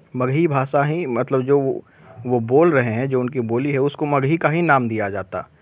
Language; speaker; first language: Hindi; non-native, local second language; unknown